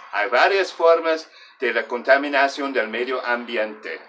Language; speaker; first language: Spanish; non-native, fluent; English